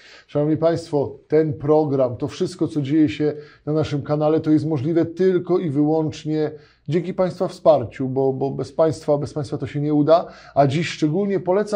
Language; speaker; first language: Polish; native; Polish